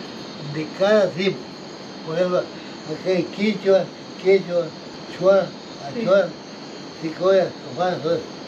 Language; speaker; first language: Spanish; non-native, local second language; Quechua